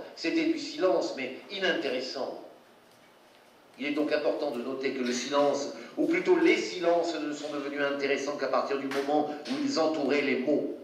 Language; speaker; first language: French; native; French